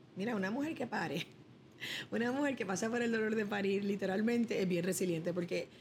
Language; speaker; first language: Spanish; early bilingual, other home language; English